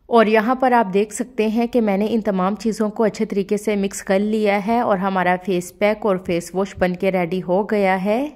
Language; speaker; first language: Urdu; native; Urdu